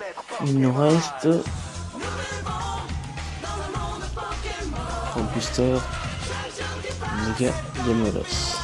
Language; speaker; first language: French; native; French